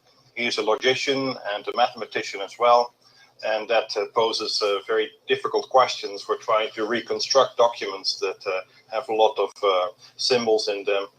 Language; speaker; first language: English; non-native, fluent; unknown